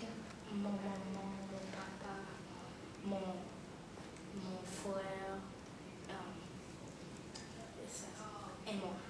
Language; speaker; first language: French; early bilingual, heritage; French